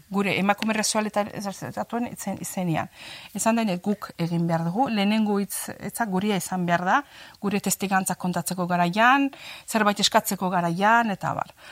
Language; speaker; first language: Basque; non-native, fluent; Azerbaijani